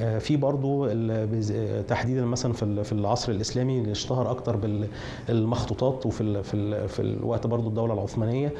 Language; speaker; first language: Arabic; native; Arabic